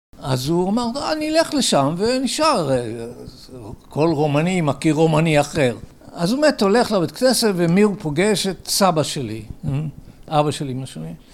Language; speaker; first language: Hebrew; early bilingual, other home language; English